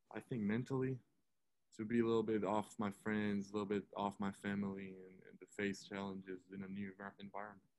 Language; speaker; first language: English; non-native, fluent; Hebrew